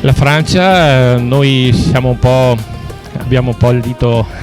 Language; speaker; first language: Italian; native; Italian